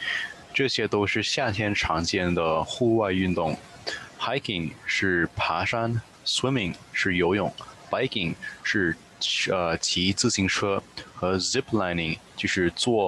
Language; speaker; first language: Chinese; early bilingual, heritage; Chinese